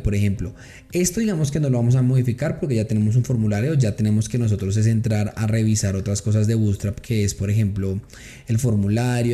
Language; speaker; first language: Spanish; native; Spanish